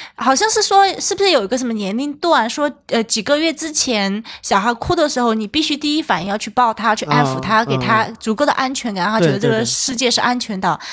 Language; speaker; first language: Chinese; native; Chinese